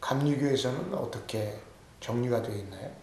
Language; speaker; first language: Korean; native; Korean